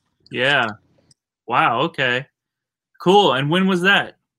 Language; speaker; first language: English; native; English